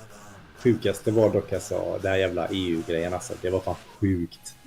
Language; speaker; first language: Swedish; native; Swedish